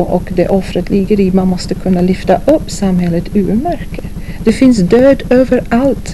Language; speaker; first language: Swedish; non-native, fluent; English